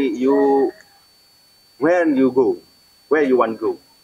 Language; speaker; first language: English; non-native, learner; Indonesian